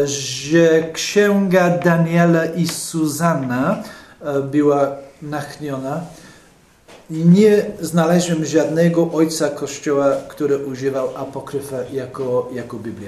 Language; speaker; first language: Polish; non-native, fluent; English